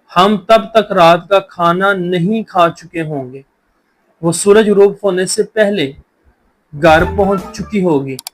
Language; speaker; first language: Urdu; non-native, local second language; Punjabi